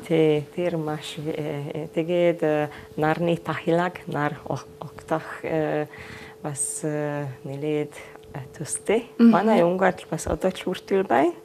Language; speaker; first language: Mongolian; non-native, fluent; Hungarian